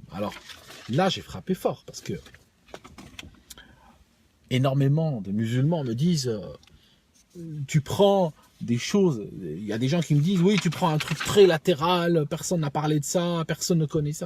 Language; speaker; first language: French; native; French